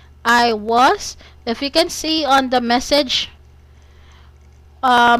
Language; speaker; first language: English; non-native, fluent; Cebuano